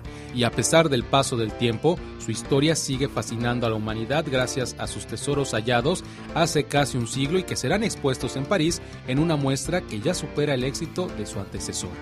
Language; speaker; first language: Spanish; native; Spanish